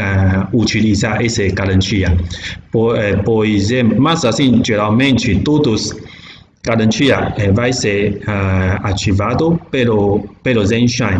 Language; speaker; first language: Portuguese; non-native, learner; Chinese